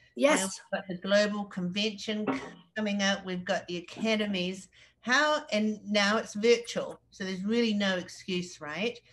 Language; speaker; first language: English; native; English